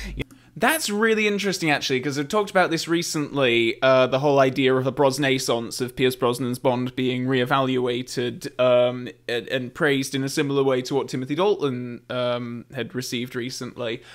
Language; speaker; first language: English; native; English